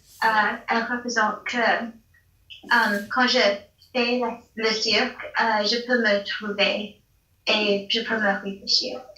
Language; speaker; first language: French; non-native, learner; English